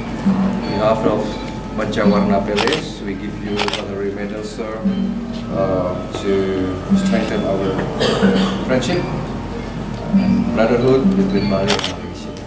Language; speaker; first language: English; non-native, learner; Indonesian